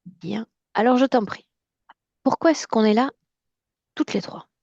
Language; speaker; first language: French; native; French